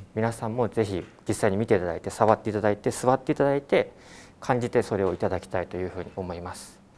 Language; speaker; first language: Japanese; native; Japanese